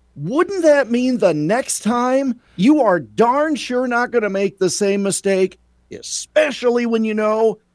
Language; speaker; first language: English; native; English